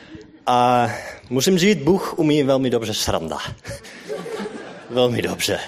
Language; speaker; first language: Czech; non-native, learner; Dutch